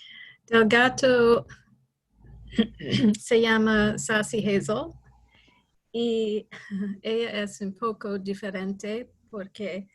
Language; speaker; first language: Spanish; non-native, learner; English